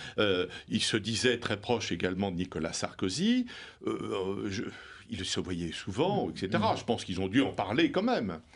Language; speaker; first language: French; native; French